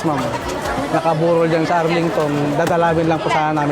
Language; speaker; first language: Filipino; native; Filipino